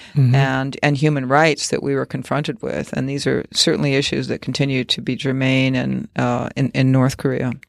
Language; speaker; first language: English; native; English